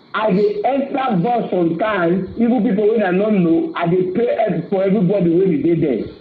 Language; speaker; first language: Nigerian Pidgin; native; Nigerian Pidgin